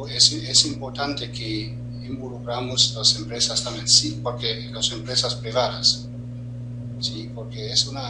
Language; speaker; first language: Spanish; non-native, fluent; German